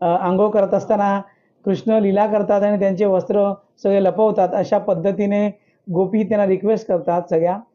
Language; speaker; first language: Marathi; non-native, local second language; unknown